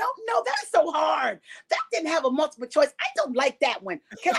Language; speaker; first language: English; native; English